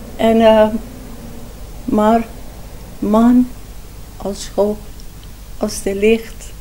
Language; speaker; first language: Dutch; non-native, learner; Persian